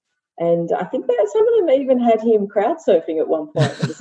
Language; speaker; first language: English; native; English